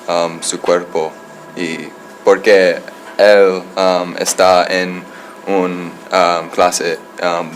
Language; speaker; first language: Spanish; non-native, learner; English